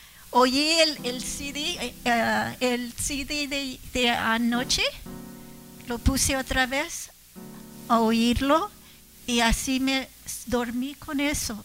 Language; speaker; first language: Spanish; early bilingual, heritage; English